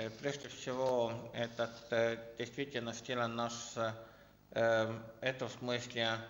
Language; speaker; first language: Russian; non-native, learner; Estonian